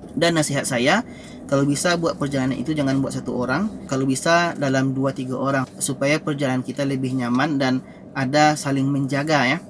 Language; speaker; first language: Malay; native; Malay